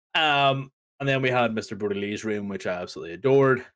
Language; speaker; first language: English; native; English